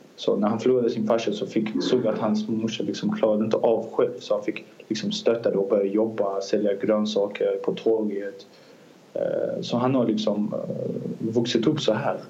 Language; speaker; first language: Swedish; early bilingual, other home language; Azerbaijani